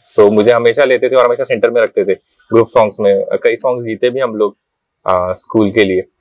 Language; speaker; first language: Hindi; non-native, local second language; Marathi